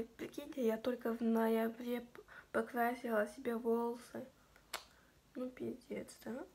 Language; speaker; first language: Russian; non-native, local second language; Kazakh